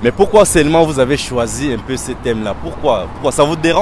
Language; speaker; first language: French; non-native, local second language; Lingala